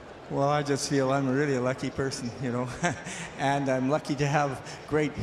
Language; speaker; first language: English; native; English